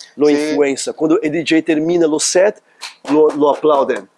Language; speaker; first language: Spanish; non-native, learner; Portuguese